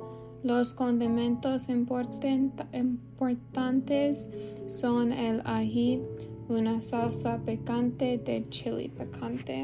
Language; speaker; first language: Spanish; non-native, learner; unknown